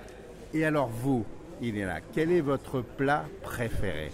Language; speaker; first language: French; native; French